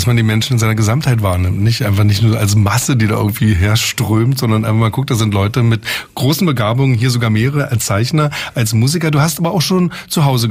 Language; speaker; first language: German; native; German